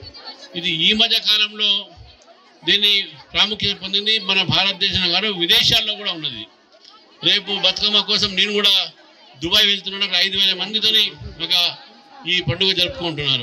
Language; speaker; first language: Telugu; native; Telugu